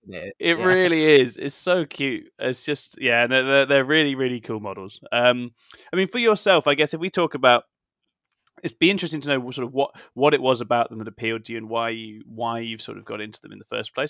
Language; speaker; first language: English; native; English